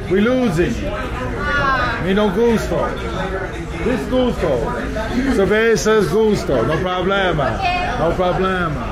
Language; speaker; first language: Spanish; non-native, learner; English